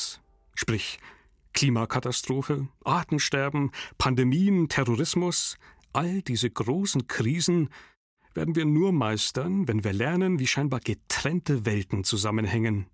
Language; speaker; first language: German; native; German